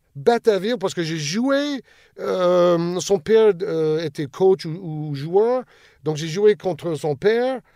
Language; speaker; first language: French; non-native, fluent; English